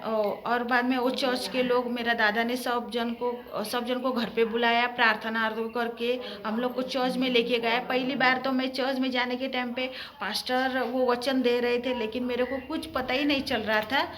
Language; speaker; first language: Hindi; early bilingual, heritage; Hindi